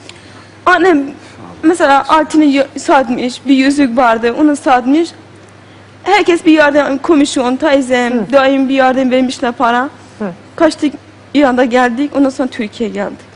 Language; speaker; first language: Turkish; non-native, learner; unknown